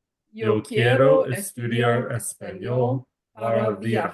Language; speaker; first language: Spanish; non-native, learner; English